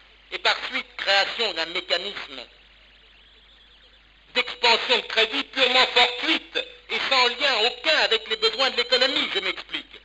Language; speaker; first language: French; native; French